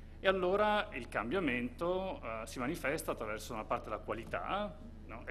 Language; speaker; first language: Italian; native; Italian